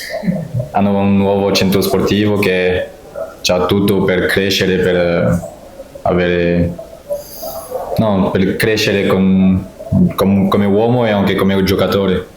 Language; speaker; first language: Italian; non-native, fluent; French